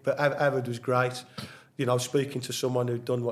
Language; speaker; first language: English; native; English